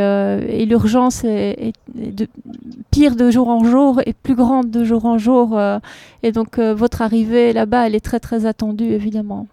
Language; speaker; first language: French; native; French